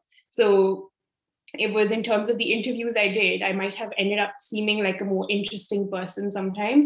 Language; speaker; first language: English; non-native, local second language; Hindi